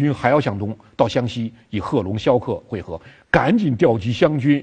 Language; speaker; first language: Chinese; native; Chinese